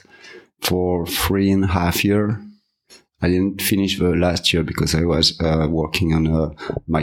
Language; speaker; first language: English; non-native, fluent; French